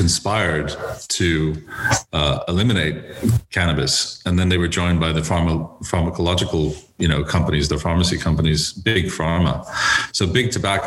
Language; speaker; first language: English; native; English